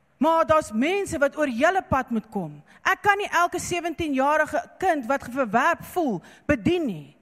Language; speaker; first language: Afrikaans; non-native, local second language; English